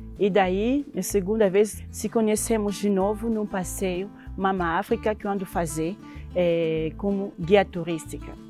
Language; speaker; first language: Portuguese; non-native, fluent; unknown